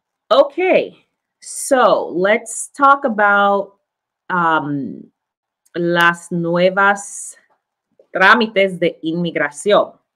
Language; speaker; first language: Spanish; non-native, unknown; English